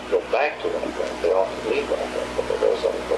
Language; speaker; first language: English; native; English